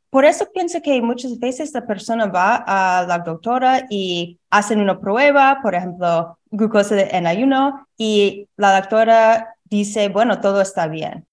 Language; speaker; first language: Spanish; non-native, learner; English